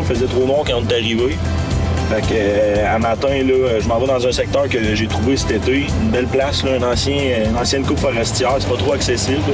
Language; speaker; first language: French; native; French